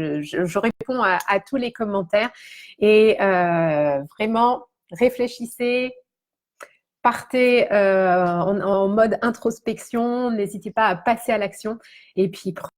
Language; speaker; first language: French; native; French